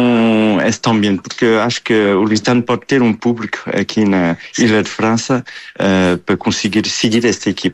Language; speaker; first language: Portuguese; early bilingual, heritage; Portuguese